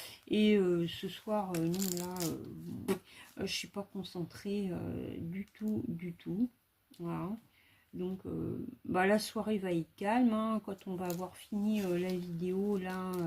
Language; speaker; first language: French; native; French